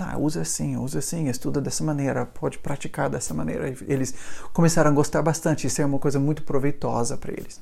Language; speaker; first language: Portuguese; non-native, fluent; English